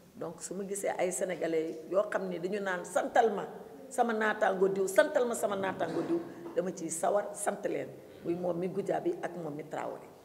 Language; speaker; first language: Wolof; non-native, local second language; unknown